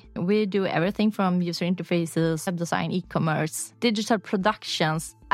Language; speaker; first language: English; non-native, fluent; Swedish